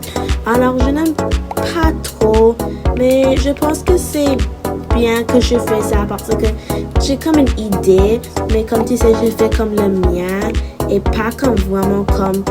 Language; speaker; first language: French; non-native, learner; English